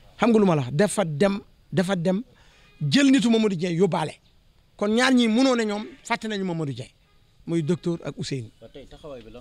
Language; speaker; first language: Wolof; non-native, local second language; Fula